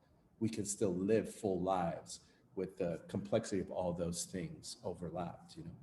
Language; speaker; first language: English; native; English